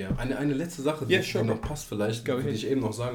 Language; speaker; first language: German; native; German